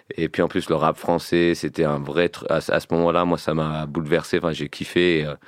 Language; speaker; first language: French; early bilingual, heritage; French